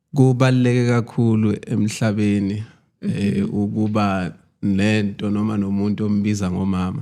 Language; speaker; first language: Zulu; native; Zulu